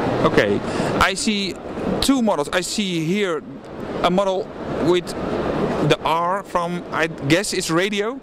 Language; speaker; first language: English; non-native, fluent; Dutch